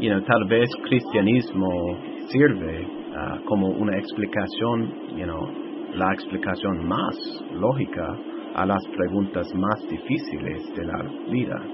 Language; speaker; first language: Spanish; non-native, fluent; English